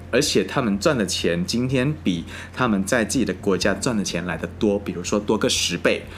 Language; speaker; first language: Chinese; non-native, fluent; Indonesian